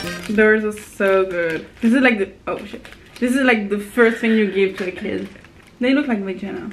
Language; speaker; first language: English; non-native, fluent; French